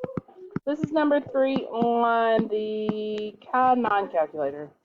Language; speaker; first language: English; native; English